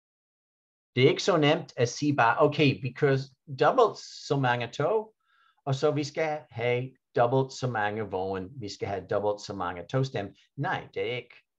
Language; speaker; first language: Danish; non-native, fluent; English